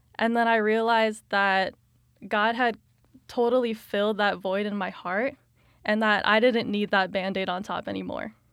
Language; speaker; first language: English; native; English